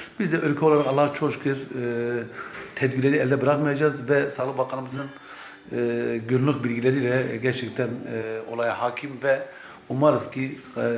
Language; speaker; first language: Turkish; native; Turkish